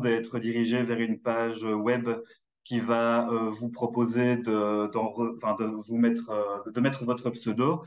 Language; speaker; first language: French; native; French